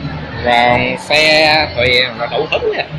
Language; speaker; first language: Vietnamese; early bilingual, heritage; Vietnamese